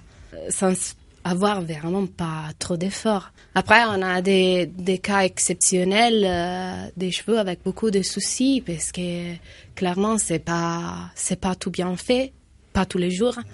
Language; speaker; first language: French; non-native, fluent; Italian